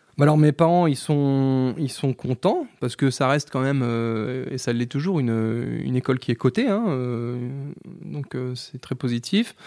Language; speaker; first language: French; native; French